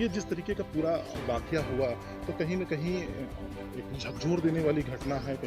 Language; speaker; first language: Hindi; native; Hindi